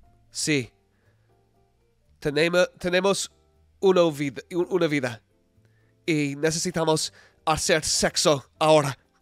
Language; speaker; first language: Spanish; non-native, learner; English